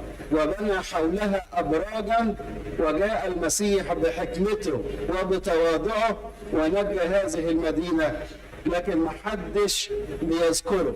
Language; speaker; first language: Arabic; native; Arabic